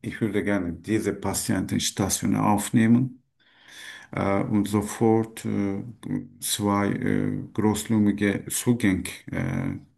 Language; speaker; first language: German; non-native, learner; Turkish